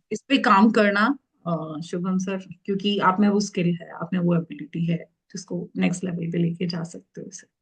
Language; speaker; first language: Hindi; native; Hindi